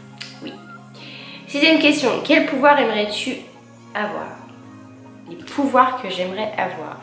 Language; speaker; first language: French; native; French